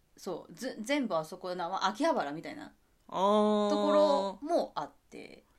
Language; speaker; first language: Japanese; non-native, fluent; Chinese